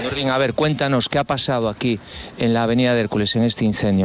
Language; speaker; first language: Spanish; native; Spanish